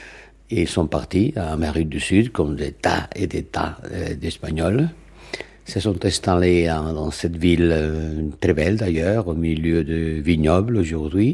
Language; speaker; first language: French; non-native, fluent; Catalan